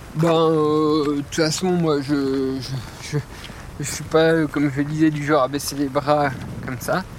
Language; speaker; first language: French; native; French